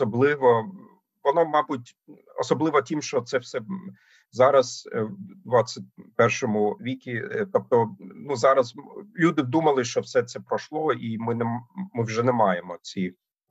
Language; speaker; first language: Ukrainian; non-native, fluent; German